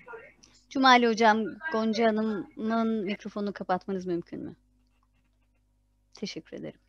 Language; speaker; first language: Turkish; native; Turkish